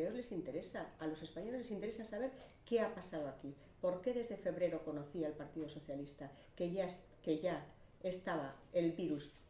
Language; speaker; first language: Spanish; native; Spanish